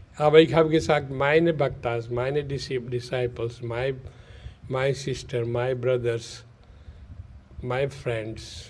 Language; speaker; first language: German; non-native, learner; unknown